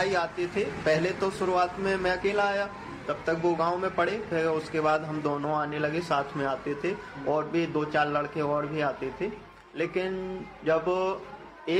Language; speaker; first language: Hindi; native; Hindi